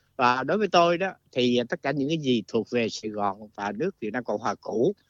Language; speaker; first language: Vietnamese; native; Vietnamese